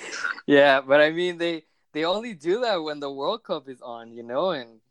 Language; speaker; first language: English; early bilingual, other home language; Spanish